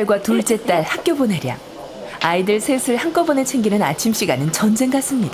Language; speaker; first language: Korean; native; Korean